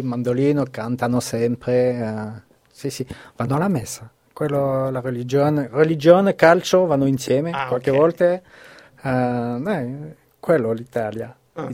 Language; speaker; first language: Italian; non-native, fluent; French